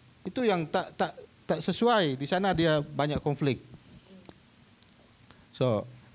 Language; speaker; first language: Malay; non-native, local second language; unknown